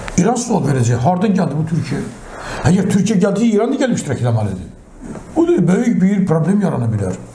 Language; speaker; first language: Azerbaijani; non-native, local second language; Talysh